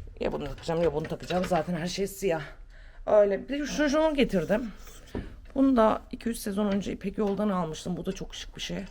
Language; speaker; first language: Turkish; native; Turkish